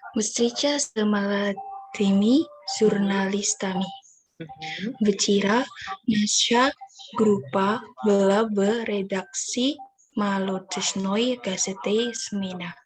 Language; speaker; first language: Russian; non-native, learner; Indonesian